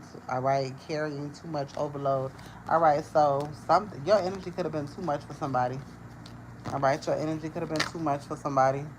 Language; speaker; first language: English; native; English